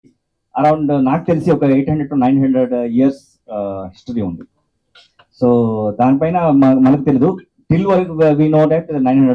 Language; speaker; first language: Telugu; non-native, learner; Kannada